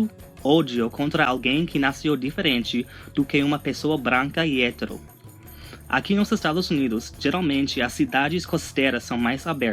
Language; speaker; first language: Portuguese; non-native, fluent; English